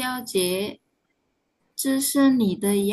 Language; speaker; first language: Chinese; non-native, learner; Indonesian